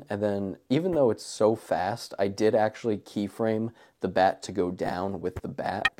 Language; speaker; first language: English; native; English